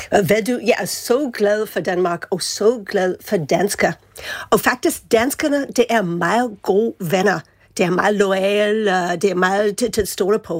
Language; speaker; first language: Danish; non-native, fluent; English